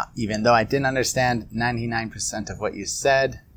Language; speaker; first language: English; native; English